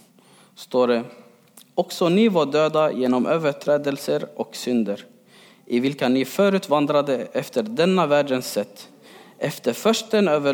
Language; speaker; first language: Swedish; early bilingual, other home language; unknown